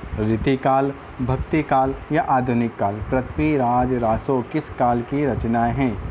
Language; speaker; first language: Hindi; native; Hindi